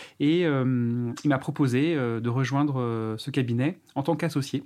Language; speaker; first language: French; native; French